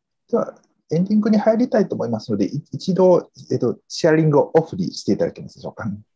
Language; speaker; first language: Japanese; native; Japanese